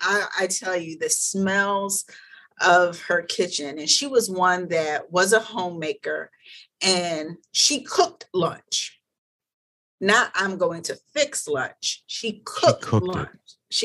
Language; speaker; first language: English; native; English